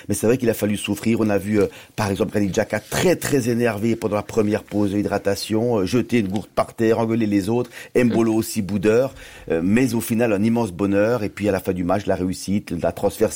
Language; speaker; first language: French; native; French